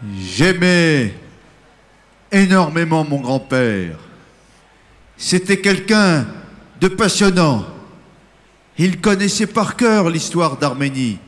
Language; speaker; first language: French; native; French